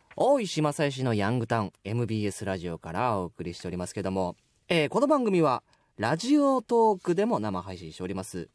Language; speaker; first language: Japanese; native; Japanese